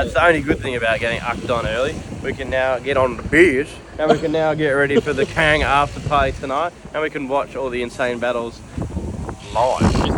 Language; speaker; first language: English; native; English